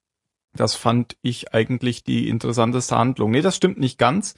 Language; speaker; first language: German; native; German